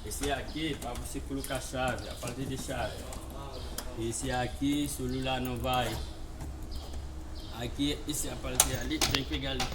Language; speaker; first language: Portuguese; non-native, learner; Haitian Creole